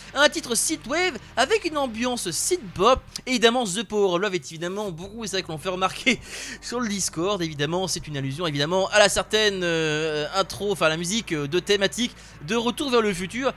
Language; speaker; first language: French; native; French